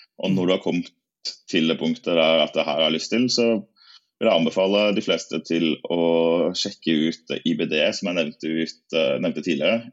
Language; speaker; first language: Norwegian; native; Norwegian